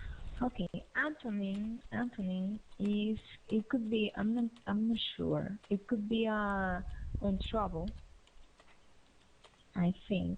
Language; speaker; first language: English; non-native, learner; Spanish